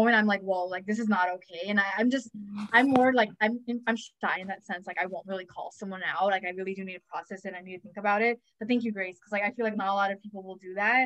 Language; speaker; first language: English; native; English